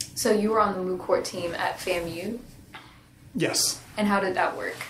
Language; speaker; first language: English; native; English